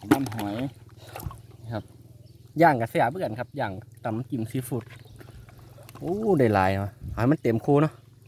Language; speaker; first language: Thai; native; Thai